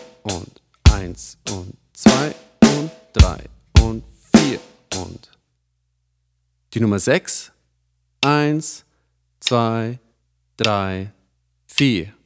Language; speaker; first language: German; native; German